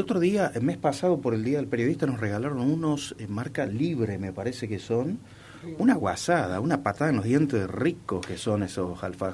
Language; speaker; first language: Spanish; native; Spanish